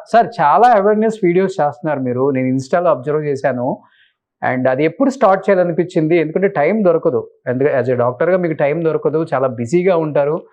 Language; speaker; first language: Telugu; native; Telugu